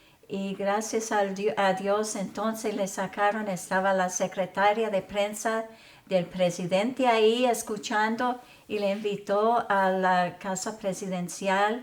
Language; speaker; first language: Spanish; non-native, fluent; English